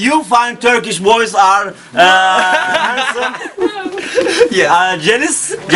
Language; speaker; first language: English; non-native, learner; Turkish